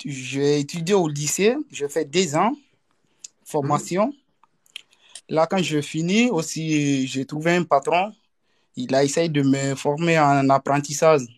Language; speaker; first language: French; non-native, learner; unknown